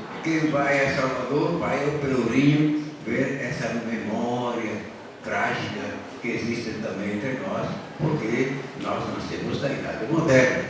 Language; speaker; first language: Portuguese; native; Portuguese